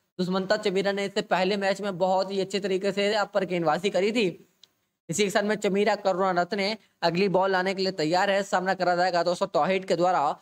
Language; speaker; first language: Hindi; native; Hindi